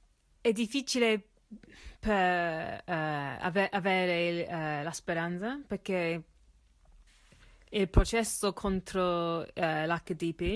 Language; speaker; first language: Italian; non-native, learner; English